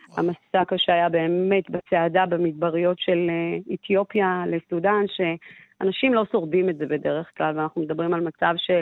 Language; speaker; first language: Hebrew; early bilingual, other home language; Amharic